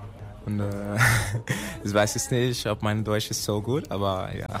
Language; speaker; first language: German; non-native, learner; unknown